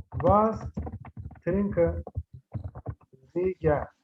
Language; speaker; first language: German; non-native, fluent; Turkish